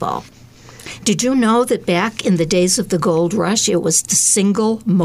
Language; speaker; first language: English; native; English